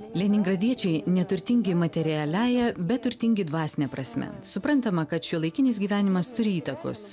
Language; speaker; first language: Lithuanian; non-native, fluent; Russian